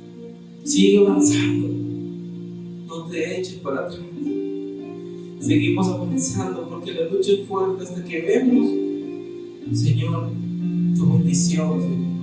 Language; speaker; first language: Spanish; native; Spanish